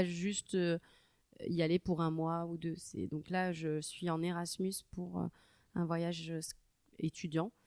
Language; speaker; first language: French; native; French